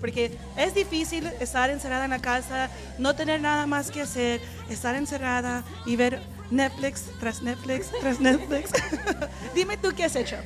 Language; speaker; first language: Spanish; early bilingual, heritage; Spanish